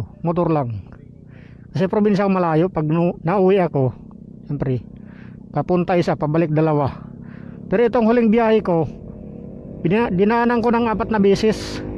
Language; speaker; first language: Filipino; non-native, local second language; Cebuano